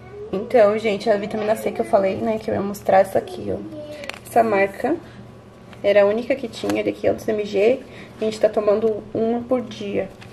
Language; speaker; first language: Portuguese; native; Portuguese